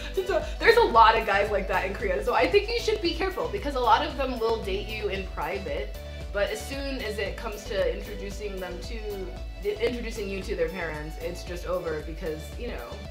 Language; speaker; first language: English; native; English